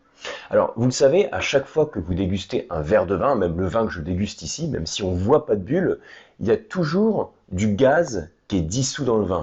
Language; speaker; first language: French; native; French